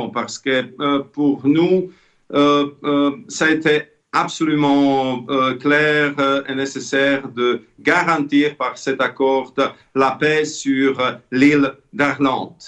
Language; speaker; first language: French; non-native, fluent; Slovak